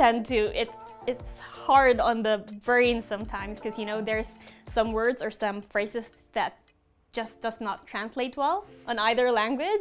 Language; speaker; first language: English; non-native, local second language; Hiligaynon